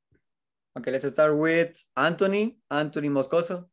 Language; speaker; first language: English; non-native, learner; Spanish